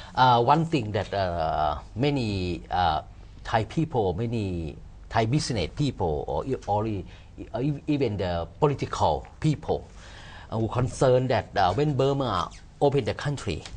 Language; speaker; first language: English; non-native, learner; Thai